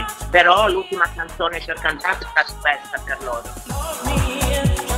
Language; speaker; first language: Italian; non-native, fluent; Portuguese